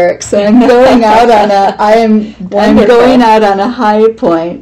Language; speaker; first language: English; native; English